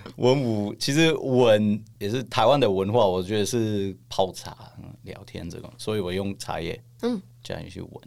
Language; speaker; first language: Chinese; non-native, fluent; English